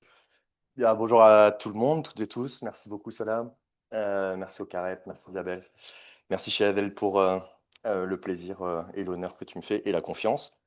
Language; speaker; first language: French; native; French